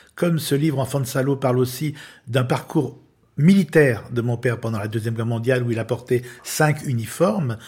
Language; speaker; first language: French; native; French